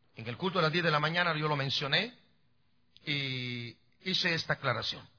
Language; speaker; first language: Spanish; native; Spanish